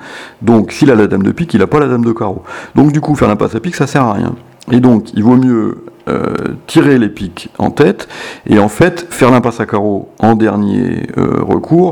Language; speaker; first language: French; native; French